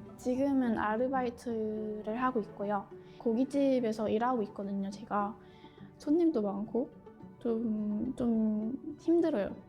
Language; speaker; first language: Korean; early bilingual, other home language; Lao